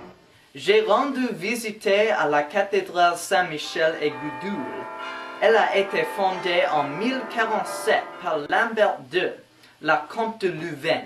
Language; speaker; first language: French; non-native, learner; English